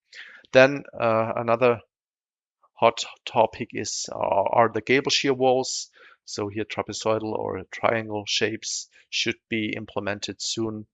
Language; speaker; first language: English; non-native, fluent; German